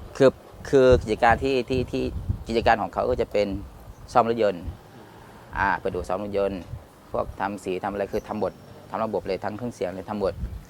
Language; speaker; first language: Thai; non-native, local second language; Pattani Malay